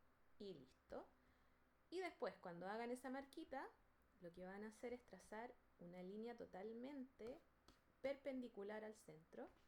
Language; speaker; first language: Spanish; native; Spanish